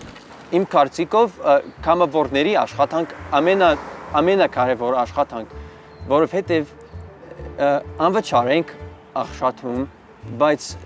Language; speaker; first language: Armenian; non-native, learner; English